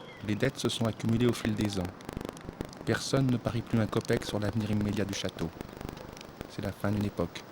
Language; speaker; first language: French; native; French